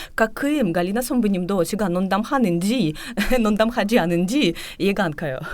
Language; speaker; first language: Korean; non-native, fluent; Russian